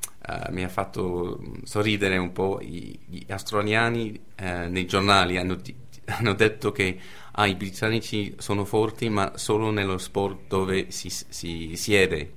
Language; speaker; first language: Italian; non-native, fluent; English